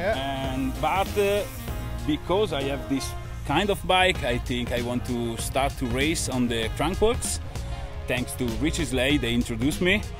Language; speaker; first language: English; non-native, learner; Italian